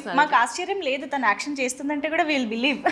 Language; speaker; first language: Telugu; native; Telugu